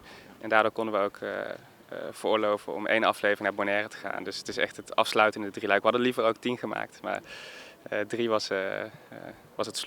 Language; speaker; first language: Dutch; native; Dutch